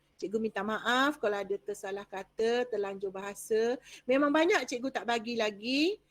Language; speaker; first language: Malay; native; Malay